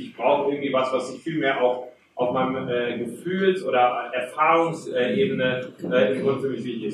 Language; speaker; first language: German; native; German